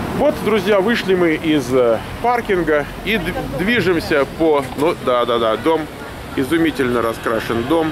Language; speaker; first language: Russian; native; Russian